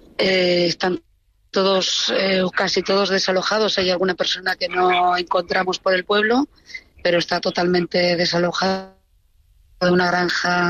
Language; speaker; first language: Spanish; native; Spanish